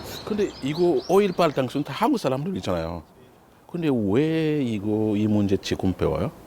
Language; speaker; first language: Korean; non-native, learner; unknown